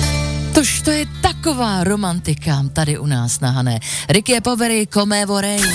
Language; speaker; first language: Czech; native; Czech